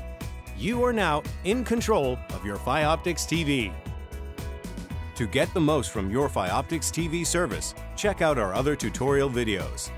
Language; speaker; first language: English; native; English